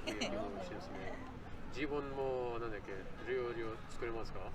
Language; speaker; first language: Japanese; non-native, learner; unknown